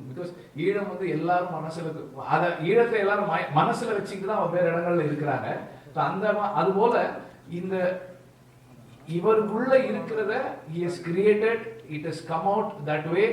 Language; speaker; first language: Tamil; native; Tamil